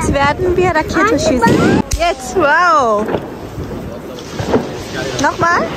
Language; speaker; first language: German; early bilingual, other home language; Turkish